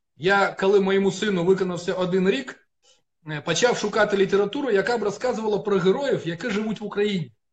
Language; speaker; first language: Ukrainian; non-native, local second language; Russian